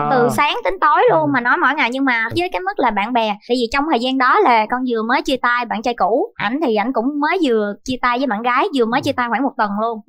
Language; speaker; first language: Vietnamese; native; Vietnamese